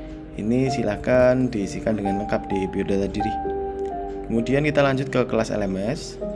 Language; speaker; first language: Indonesian; native; Indonesian